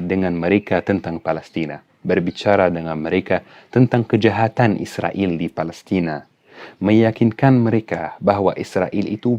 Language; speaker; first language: Indonesian; non-native, fluent; Arabic